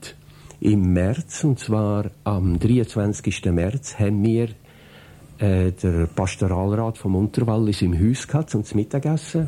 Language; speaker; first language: German; native; German